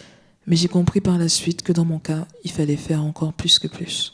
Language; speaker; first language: French; native; French